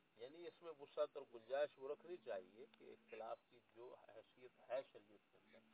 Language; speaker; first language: Urdu; non-native, local second language; Punjabi